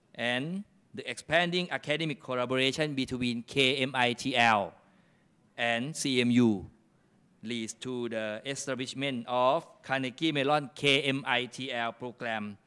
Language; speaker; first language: English; non-native, fluent; Thai